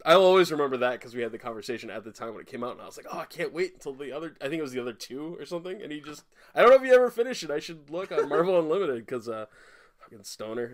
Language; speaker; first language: English; native; English